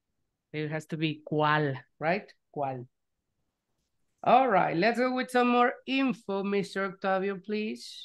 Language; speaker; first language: English; non-native, fluent; Spanish